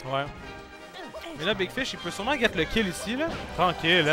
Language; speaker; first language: French; native; French